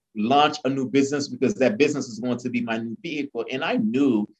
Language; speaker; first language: English; early bilingual, other home language; Haitian Creole